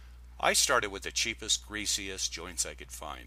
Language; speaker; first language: English; native; English